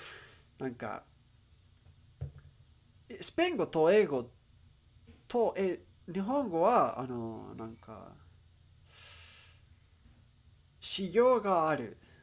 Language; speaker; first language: Japanese; non-native, learner; English